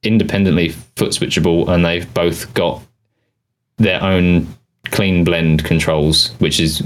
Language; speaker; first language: English; native; English